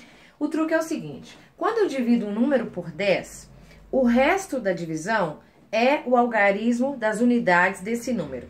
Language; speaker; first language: Portuguese; native; Portuguese